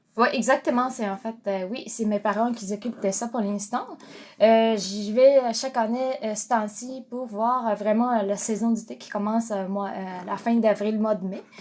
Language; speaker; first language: French; non-native, fluent; Japanese